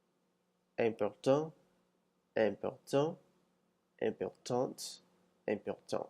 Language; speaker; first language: French; non-native, fluent; English